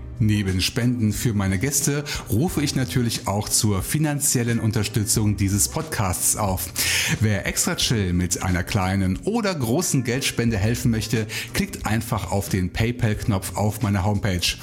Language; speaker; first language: German; native; German